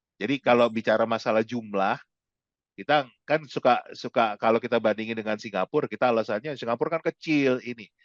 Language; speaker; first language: Indonesian; native; Indonesian